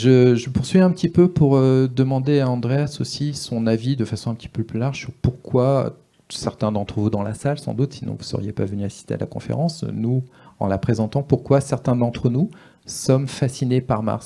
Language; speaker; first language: French; native; French